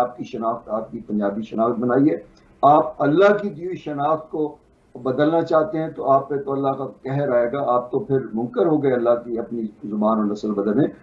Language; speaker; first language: Urdu; non-native, local second language; Punjabi